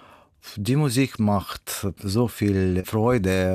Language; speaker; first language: German; non-native, learner; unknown